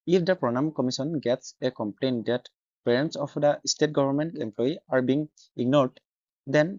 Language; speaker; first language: English; non-native, local second language; Assamese